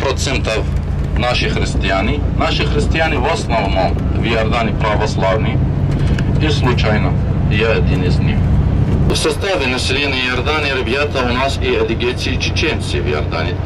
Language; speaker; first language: Russian; non-native, fluent; Arabic